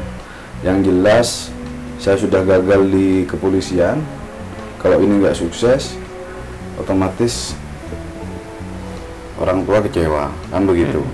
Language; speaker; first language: Indonesian; non-native, local second language; Madurese